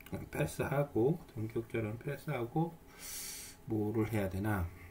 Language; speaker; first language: Korean; native; Korean